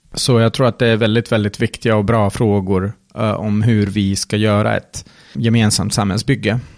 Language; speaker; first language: Swedish; early bilingual, other home language; Serbian